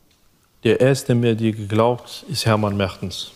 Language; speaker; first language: German; non-native, fluent; Arabic